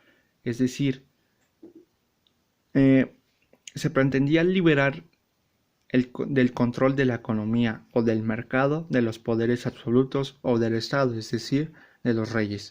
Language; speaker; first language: Spanish; native; Spanish